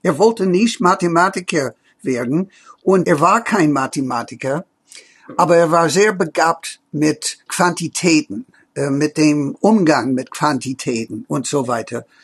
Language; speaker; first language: German; non-native, fluent; English